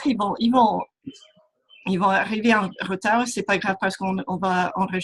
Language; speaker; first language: French; non-native, fluent; English